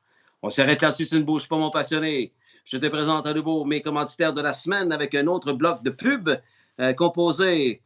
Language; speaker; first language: French; native; French